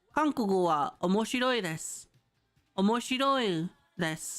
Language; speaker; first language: Japanese; non-native, learner; English